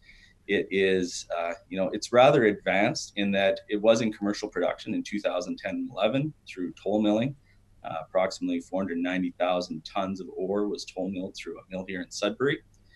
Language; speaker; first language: English; native; English